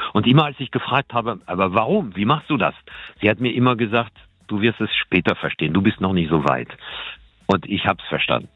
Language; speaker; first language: German; non-native, fluent; French